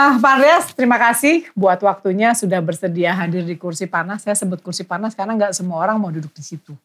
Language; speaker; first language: Indonesian; native; Indonesian